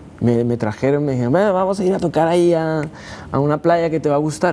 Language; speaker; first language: Spanish; native; Spanish